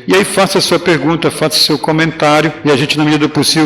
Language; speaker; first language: Portuguese; native; Portuguese